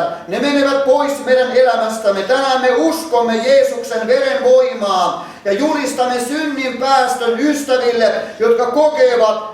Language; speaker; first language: Finnish; native; Finnish